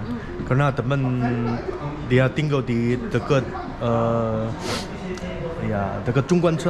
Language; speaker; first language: Indonesian; non-native, learner; Chinese